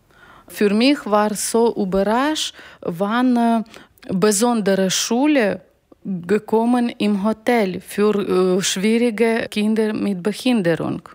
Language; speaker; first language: German; non-native, learner; Ukrainian